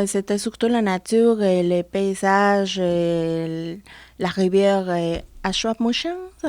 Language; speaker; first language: French; non-native, fluent; Spanish